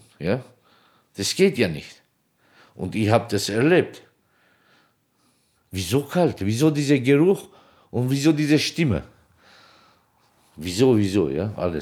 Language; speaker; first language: German; non-native, fluent; Turkish